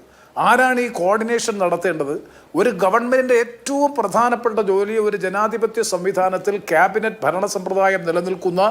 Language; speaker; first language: Malayalam; native; Malayalam